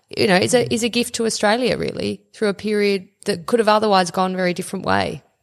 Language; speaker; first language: English; native; English